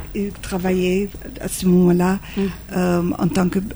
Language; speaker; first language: French; non-native, fluent; German